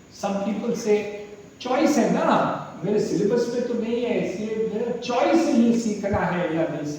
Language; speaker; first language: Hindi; non-native, local second language; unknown